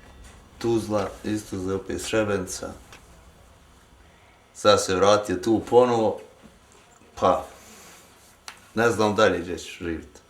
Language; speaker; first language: Bosnian; native; Bosnian